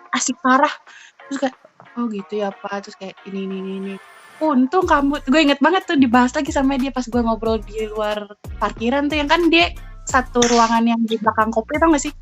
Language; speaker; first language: Indonesian; native; Indonesian